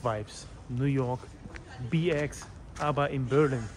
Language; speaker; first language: German; native; German